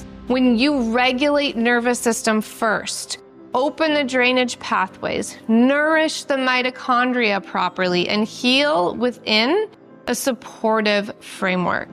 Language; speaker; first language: English; native; English